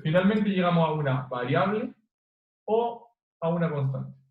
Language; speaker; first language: Spanish; native; Spanish